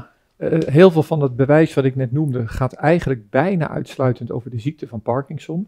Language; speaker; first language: Dutch; native; Dutch